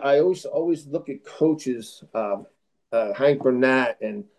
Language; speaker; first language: English; native; English